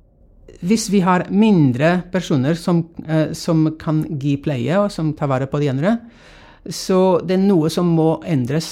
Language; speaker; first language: Norwegian; non-native, fluent; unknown